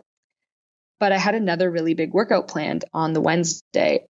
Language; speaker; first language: English; native; English